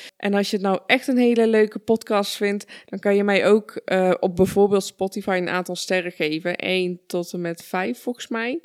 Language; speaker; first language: Dutch; early bilingual, other home language; Persian